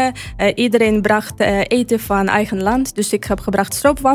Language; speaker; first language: Dutch; non-native, fluent; Ukrainian